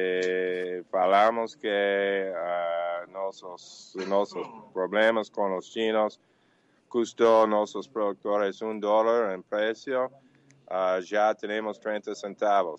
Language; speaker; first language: Portuguese; non-native, learner; English